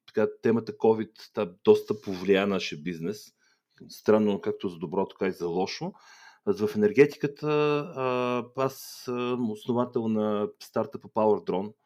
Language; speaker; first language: Bulgarian; native; Bulgarian